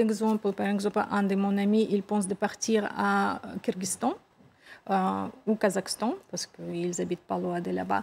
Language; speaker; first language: French; non-native, fluent; Russian